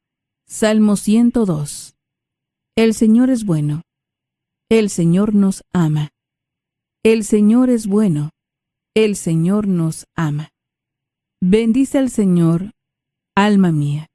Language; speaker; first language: Spanish; native; Spanish